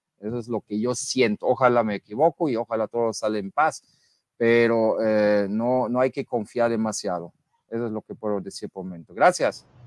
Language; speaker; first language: Spanish; non-native, fluent; German